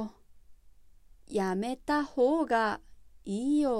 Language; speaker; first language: Japanese; native; Japanese